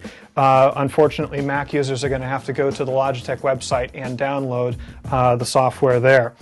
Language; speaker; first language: English; native; English